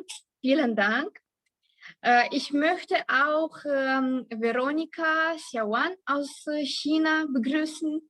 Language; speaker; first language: German; non-native, learner; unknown